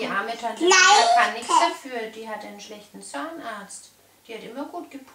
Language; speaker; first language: German; native; German